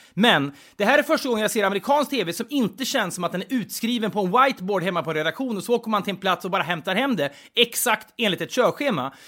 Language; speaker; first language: Swedish; native; Swedish